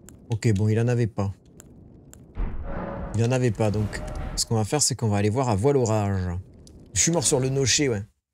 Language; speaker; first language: French; native; French